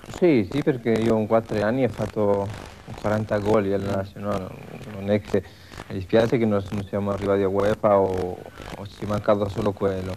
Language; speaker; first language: Italian; non-native, fluent; Spanish